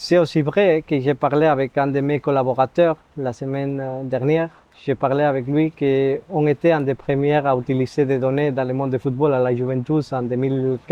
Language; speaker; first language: French; non-native, fluent; Spanish